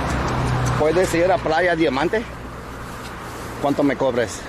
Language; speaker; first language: Spanish; non-native, learner; English